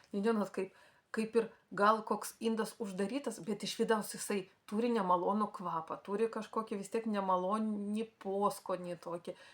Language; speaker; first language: Lithuanian; non-native, local second language; Russian